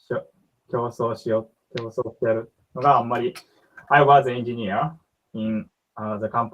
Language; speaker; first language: English; non-native, learner; Japanese